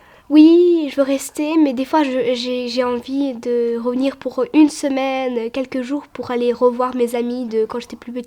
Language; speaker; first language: French; early bilingual, other home language; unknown